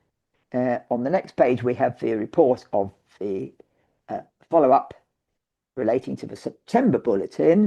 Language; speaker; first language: English; native; English